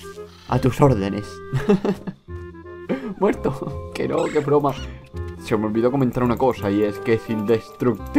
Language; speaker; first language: Spanish; native; Spanish